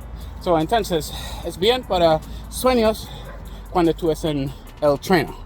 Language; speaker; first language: Spanish; non-native, learner; English